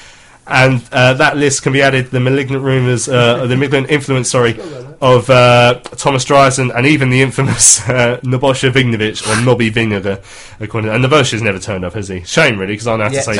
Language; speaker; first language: English; native; English